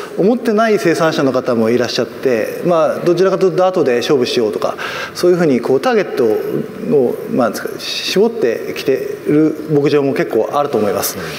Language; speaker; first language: Japanese; native; Japanese